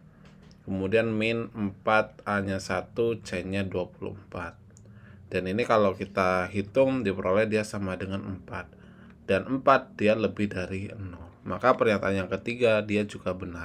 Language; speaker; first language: Indonesian; native; Indonesian